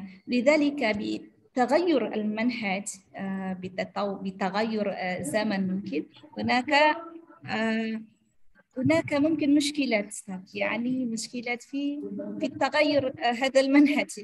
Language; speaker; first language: Arabic; non-native, fluent; Indonesian